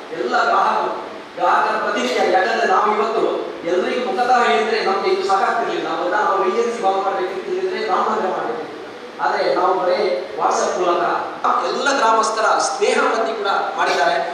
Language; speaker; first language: Kannada; non-native, local second language; Tulu